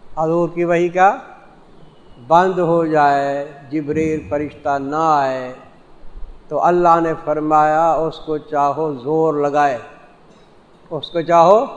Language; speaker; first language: Urdu; non-native, local second language; Saraiki